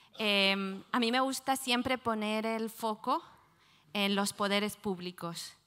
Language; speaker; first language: Spanish; native; Spanish